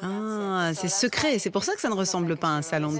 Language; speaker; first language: French; native; French